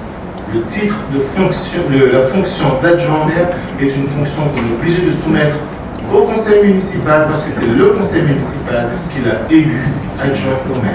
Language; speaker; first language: French; native; French